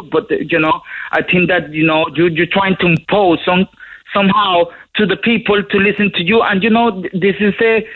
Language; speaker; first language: English; non-native, fluent; Spanish